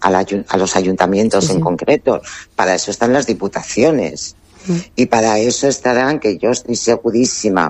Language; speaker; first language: Spanish; native; Spanish